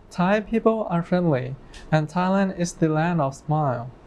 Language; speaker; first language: English; non-native, learner; Thai